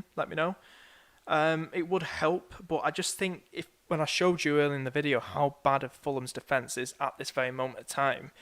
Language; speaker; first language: English; native; English